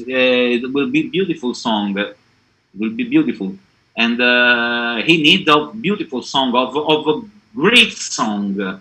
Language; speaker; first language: English; non-native, learner; Italian